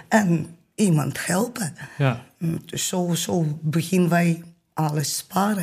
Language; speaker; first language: Dutch; non-native, learner; Ukrainian